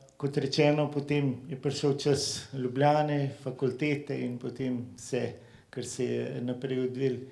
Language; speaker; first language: Slovenian; native; Slovenian